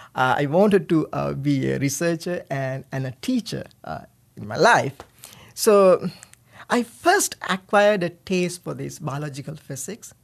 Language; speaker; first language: English; non-native, local second language; Sinhala